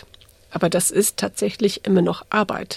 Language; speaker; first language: German; early bilingual, heritage; English